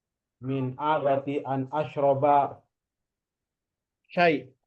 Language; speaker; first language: Arabic; non-native, learner; Indonesian